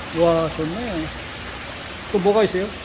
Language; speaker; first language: Korean; native; Korean